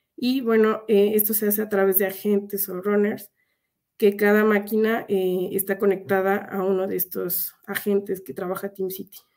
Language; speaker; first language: Spanish; native; Spanish